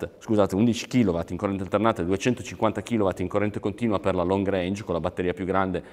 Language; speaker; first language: Italian; native; Italian